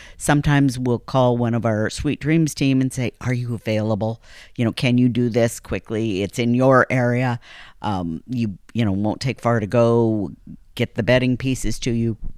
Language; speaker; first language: English; native; English